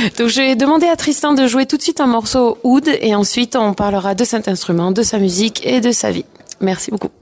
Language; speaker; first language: French; native; French